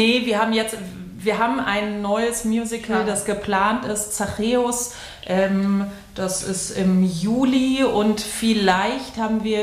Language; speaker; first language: German; native; German